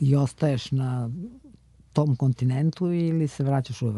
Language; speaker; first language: Serbian; native; Serbian